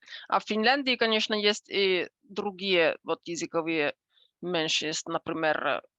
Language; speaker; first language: Russian; non-native, fluent; Finnish